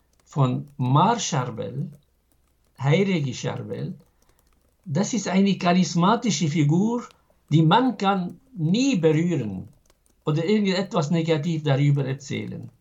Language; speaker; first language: German; non-native, fluent; Arabic